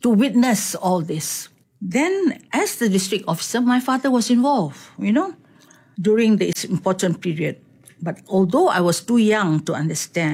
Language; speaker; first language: English; non-native, local second language; Malay